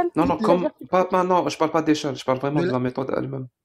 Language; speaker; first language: French; non-native, fluent; Turkish